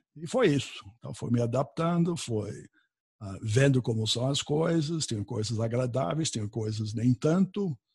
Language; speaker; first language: Portuguese; non-native, fluent; English